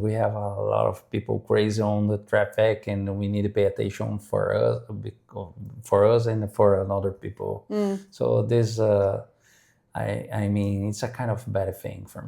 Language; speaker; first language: English; non-native, fluent; Portuguese